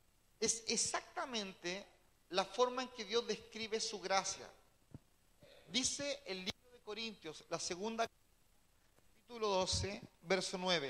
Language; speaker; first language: Spanish; native; Spanish